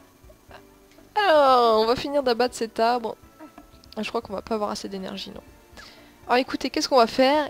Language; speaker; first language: French; native; French